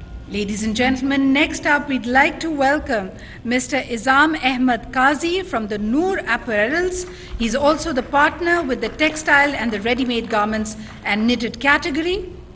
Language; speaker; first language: English; non-native, local second language; Urdu